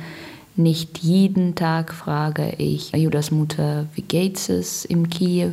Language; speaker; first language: German; non-native, learner; Russian